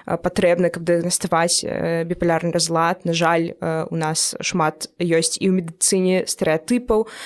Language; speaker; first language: Belarusian; native; Belarusian